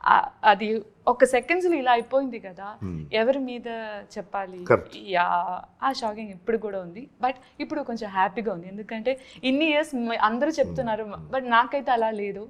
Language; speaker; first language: Telugu; non-native, learner; Malayalam